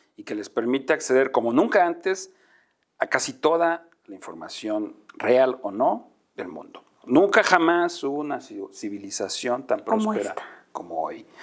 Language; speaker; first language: Spanish; native; Spanish